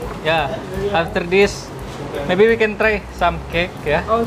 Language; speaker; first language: English; non-native, learner; Indonesian